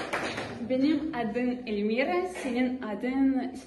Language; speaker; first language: Turkish; non-native, learner; Russian